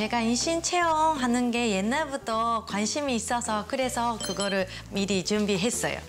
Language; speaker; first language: Korean; non-native, fluent; Japanese